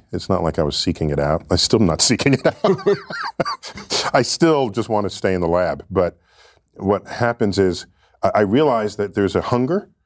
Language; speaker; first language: English; native; English